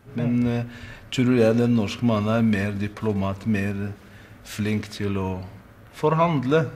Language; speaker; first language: Norwegian; non-native, fluent; Arabic